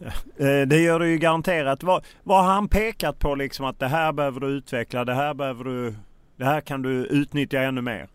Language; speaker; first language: Swedish; native; Swedish